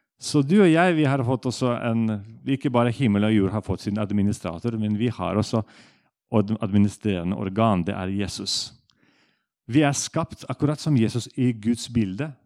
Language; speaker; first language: Norwegian; non-native, fluent; Russian